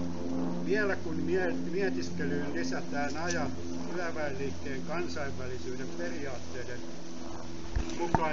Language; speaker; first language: Finnish; native; Finnish